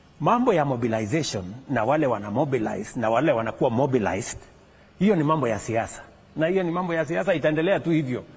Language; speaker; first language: Swahili; non-native, local second language; Kalenjin